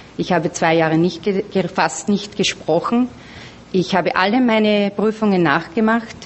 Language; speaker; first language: German; native; German